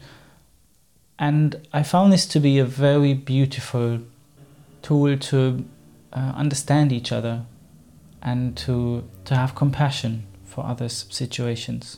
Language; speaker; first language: English; non-native, fluent; German